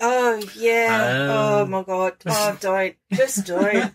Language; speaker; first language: English; native; English